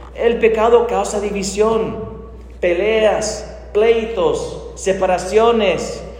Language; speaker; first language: Spanish; non-native, fluent; English